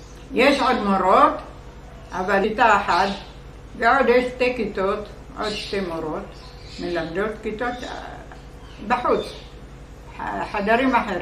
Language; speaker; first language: Hebrew; non-native, fluent; Arabic